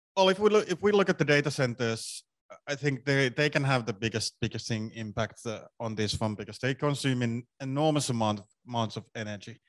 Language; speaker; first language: English; non-native, fluent; Finnish